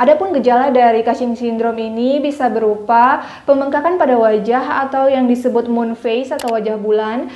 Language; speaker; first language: Indonesian; native; Indonesian